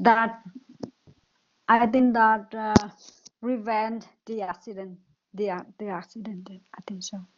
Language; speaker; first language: English; non-native, learner; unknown